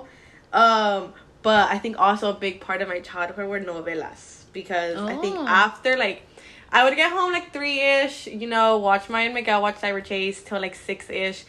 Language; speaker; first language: English; early bilingual, other home language; Spanish